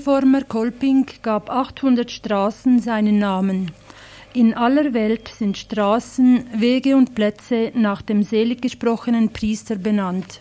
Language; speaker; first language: German; native; German